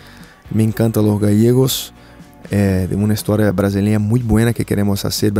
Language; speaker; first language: Spanish; non-native, fluent; Portuguese